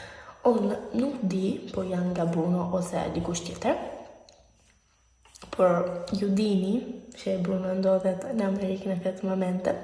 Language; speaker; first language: Albanian; early bilingual, heritage; Albanian